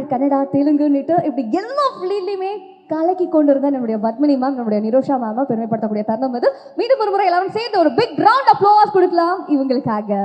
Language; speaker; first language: Tamil; native; Tamil